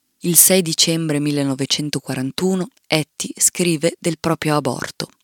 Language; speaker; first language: Italian; native; Italian